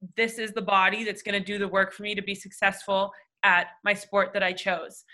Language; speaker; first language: English; native; English